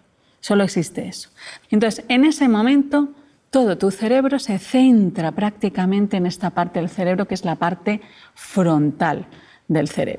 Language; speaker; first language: Spanish; native; Spanish